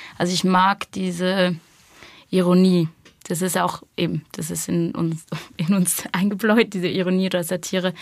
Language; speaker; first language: German; non-native, fluent; English